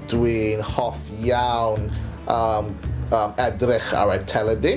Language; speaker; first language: Welsh; non-native, learner; English